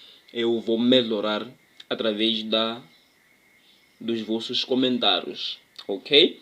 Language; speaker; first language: Portuguese; non-native, local second language; Tsonga